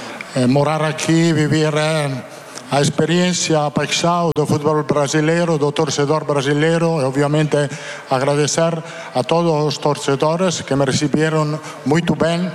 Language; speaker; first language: Portuguese; non-native, fluent; Italian